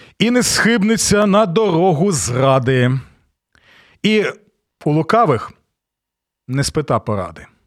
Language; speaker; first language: Ukrainian; non-native, local second language; Russian